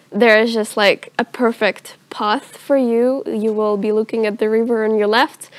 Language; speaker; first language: English; non-native, fluent; Russian